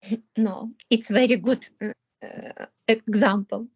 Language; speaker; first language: English; non-native, learner; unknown